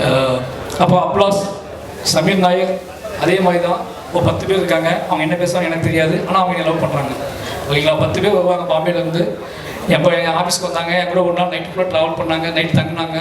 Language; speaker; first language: Tamil; native; Tamil